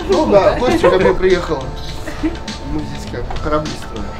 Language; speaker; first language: Russian; native; Russian